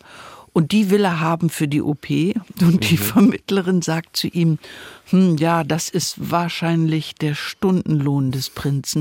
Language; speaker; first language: German; native; German